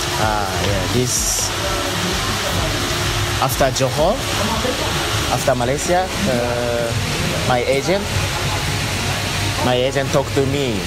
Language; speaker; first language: English; non-native, learner; Japanese